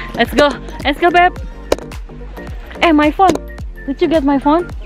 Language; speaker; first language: English; non-native, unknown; Indonesian